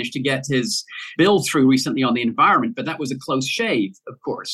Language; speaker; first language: English; native; English